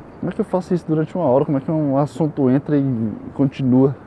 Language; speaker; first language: Portuguese; native; Portuguese